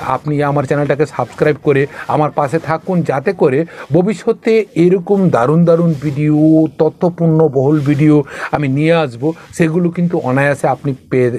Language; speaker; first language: Bangla; non-native, local second language; Kok Borok